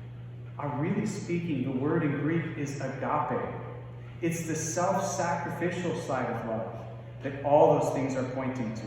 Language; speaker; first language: English; native; English